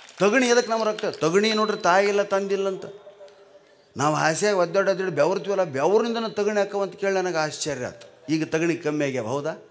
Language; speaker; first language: Kannada; native; Kannada